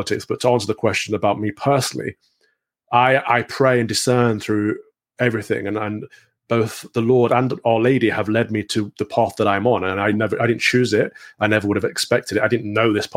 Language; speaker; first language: English; native; English